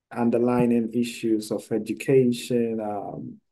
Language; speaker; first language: English; non-native, local second language; Akan